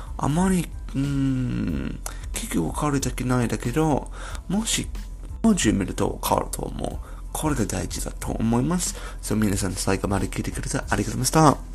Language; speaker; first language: Japanese; non-native, learner; English